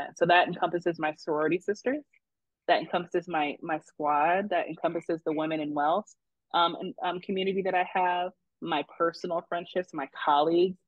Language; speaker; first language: English; native; English